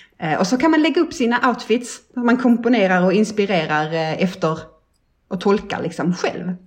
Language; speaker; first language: Swedish; native; Swedish